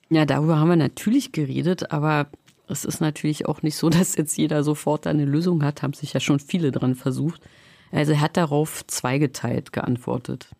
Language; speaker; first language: German; native; German